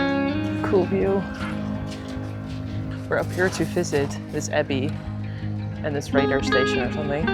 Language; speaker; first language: English; non-native, fluent; Dutch